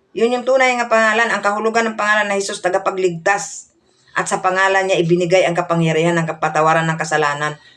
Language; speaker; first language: Filipino; non-native, local second language; Cebuano